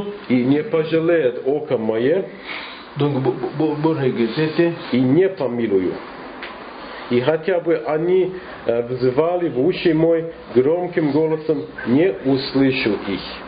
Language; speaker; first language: Russian; non-native, fluent; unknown